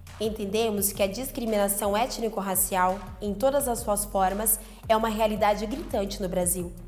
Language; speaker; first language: Portuguese; native; Portuguese